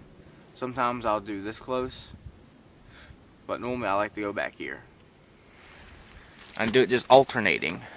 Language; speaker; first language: English; native; English